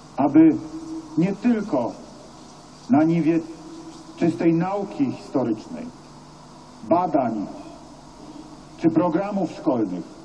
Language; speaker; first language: Polish; native; Polish